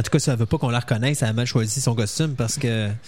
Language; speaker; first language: French; native; French